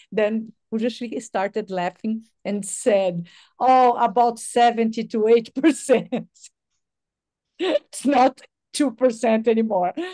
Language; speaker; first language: English; non-native, learner; Portuguese